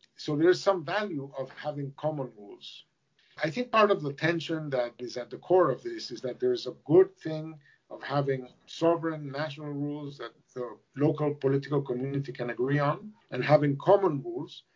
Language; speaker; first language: English; non-native, fluent; Spanish